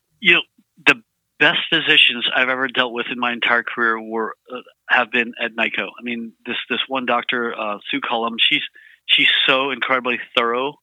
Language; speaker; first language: English; early bilingual, other home language; Vietnamese